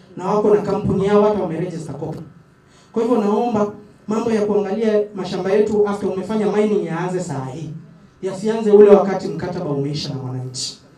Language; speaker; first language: Swahili; non-native, local second language; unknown